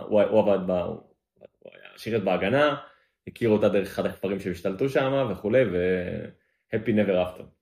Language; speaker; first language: Hebrew; native; Hebrew